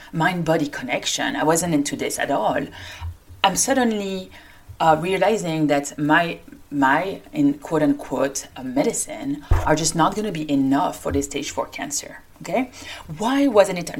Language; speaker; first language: English; non-native, fluent; French